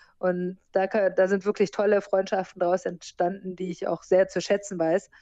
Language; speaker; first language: German; native; German